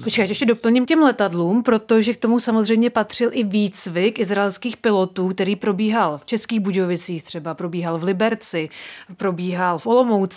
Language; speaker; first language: Czech; native; Czech